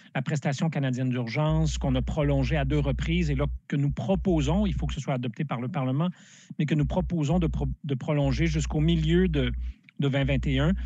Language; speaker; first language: French; native; French